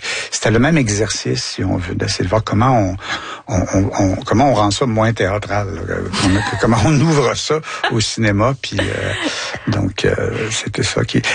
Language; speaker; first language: French; native; French